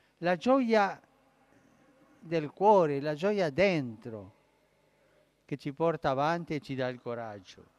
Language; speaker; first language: Italian; early bilingual, heritage; Spanish